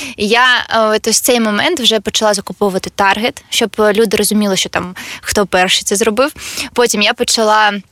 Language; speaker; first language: Ukrainian; non-native, local second language; Russian